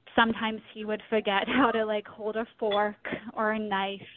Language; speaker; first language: English; native; English